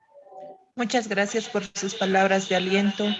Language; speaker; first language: Spanish; native; Spanish